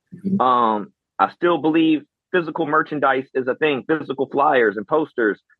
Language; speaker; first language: English; native; English